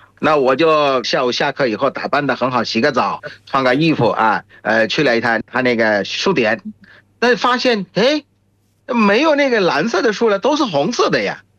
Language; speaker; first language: Chinese; non-native, fluent; Bangla